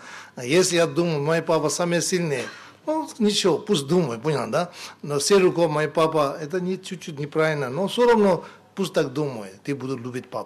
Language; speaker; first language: Russian; non-native, learner; Tibetan